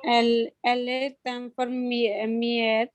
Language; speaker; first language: French; non-native, learner; Hindi